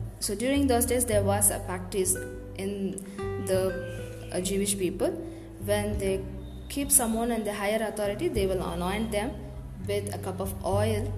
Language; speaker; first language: English; non-native, local second language; Tamil